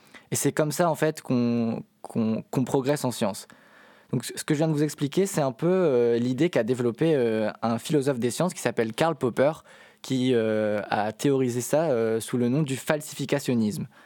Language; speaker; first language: French; native; French